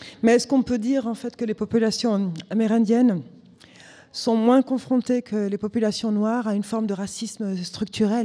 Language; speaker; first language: French; native; French